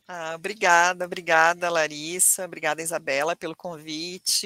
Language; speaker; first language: Portuguese; native; Portuguese